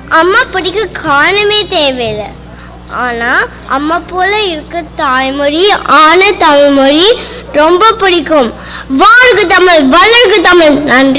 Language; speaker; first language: Tamil; early bilingual, heritage; Tamil